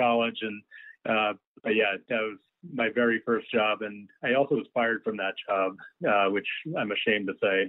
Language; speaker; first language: English; native; English